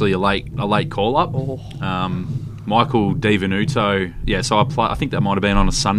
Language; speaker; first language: English; native; English